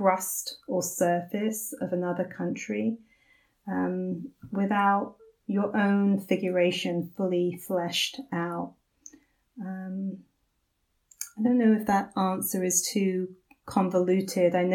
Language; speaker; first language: English; native; English